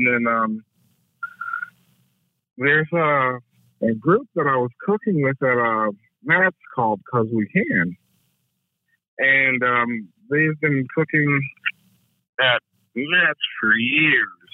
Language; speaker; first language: English; native; English